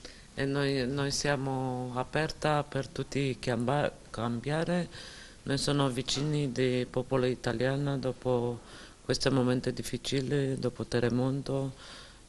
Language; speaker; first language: Italian; non-native, learner; Romanian